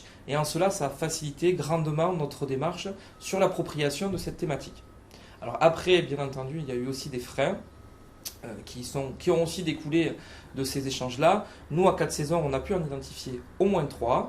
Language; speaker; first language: French; native; French